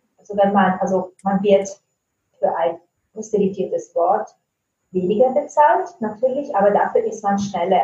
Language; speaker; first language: German; non-native, fluent; Italian